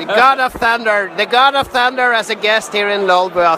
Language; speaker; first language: English; non-native, fluent; Norwegian